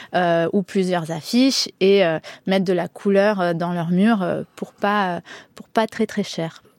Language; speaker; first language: French; early bilingual, heritage; Spanish